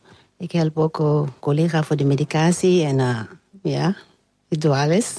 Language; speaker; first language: Dutch; non-native, learner; French